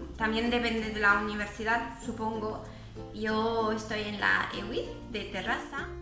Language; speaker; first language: Spanish; non-native, fluent; French